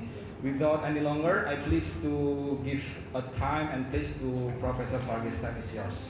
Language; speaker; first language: English; non-native, learner; Indonesian